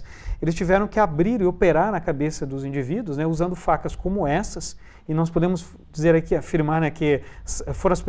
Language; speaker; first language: Portuguese; native; Portuguese